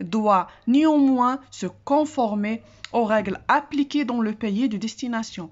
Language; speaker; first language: French; non-native, local second language; Arabic